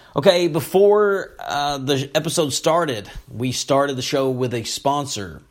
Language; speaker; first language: English; native; English